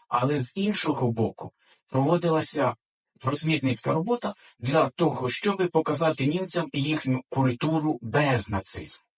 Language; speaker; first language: Ukrainian; native; Ukrainian